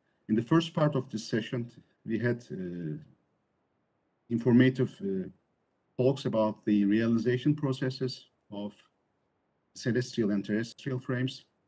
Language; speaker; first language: English; non-native, fluent; Turkish